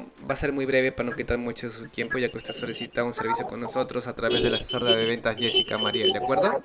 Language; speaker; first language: Spanish; native; Spanish